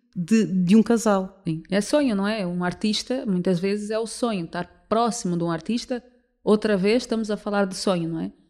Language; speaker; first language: Portuguese; native; Portuguese